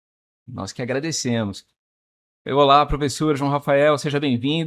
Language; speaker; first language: Portuguese; native; Portuguese